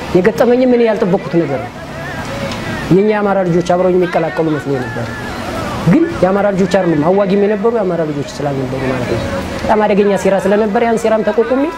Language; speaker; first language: Amharic; native; Amharic